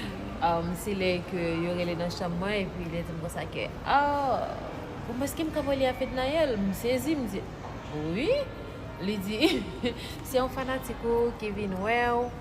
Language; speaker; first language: French; non-native, learner; Haitian Creole